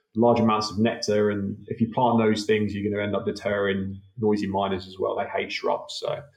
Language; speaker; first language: English; native; English